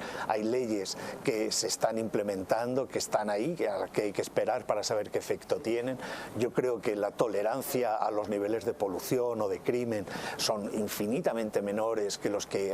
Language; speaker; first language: Spanish; native; Spanish